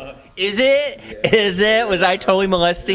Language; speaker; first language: English; native; English